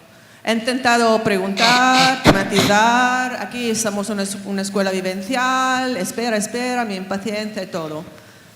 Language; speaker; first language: Spanish; non-native, fluent; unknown